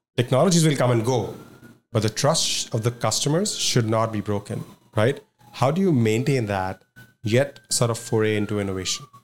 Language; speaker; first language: English; non-native, local second language; Punjabi